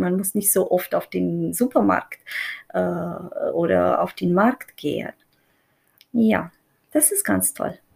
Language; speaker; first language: German; non-native, fluent; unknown